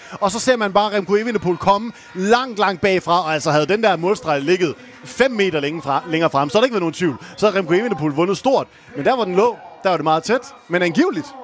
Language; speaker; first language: Danish; native; Danish